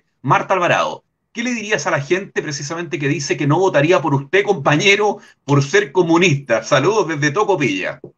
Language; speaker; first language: Spanish; native; Spanish